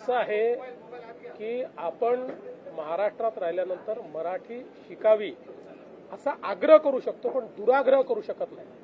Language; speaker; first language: Marathi; native; Marathi